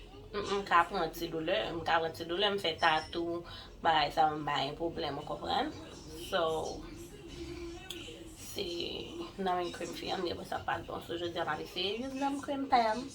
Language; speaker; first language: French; non-native, local second language; Haitian Creole